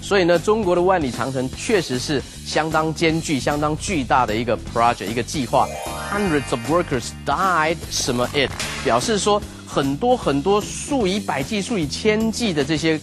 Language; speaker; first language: Chinese; native; Chinese